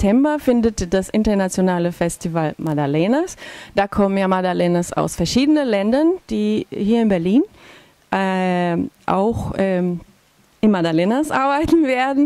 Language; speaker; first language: German; non-native, fluent; Portuguese